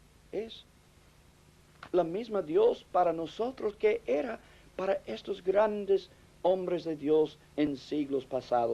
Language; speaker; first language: Spanish; non-native, fluent; English